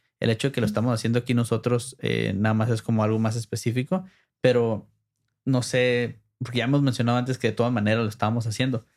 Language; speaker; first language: Spanish; early bilingual, heritage; Spanish